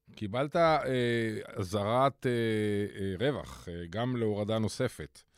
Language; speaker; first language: Hebrew; non-native, fluent; English